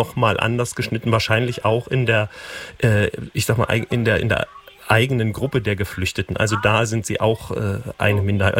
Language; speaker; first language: German; native; German